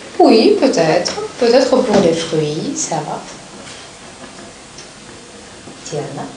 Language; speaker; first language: French; non-native, learner; Russian